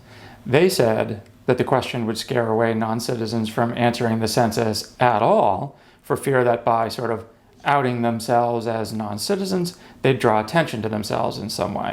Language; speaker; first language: English; native; English